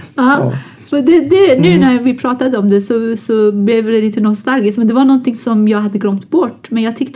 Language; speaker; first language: Swedish; non-native, fluent; Persian